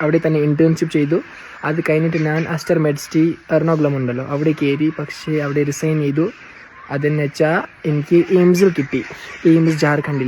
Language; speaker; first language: Malayalam; non-native, local second language; Kashmiri